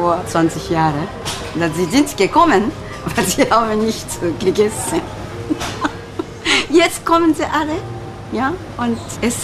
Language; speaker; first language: German; non-native, learner; Japanese